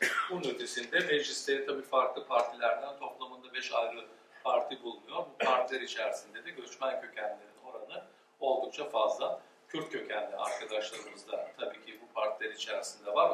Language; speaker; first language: Turkish; early bilingual, heritage; Turkish